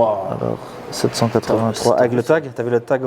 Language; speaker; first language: French; native; French